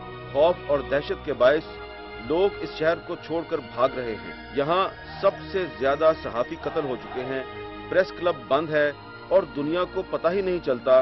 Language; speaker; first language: Urdu; native; Urdu